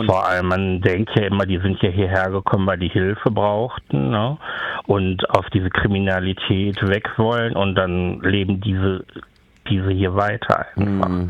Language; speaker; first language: German; native; German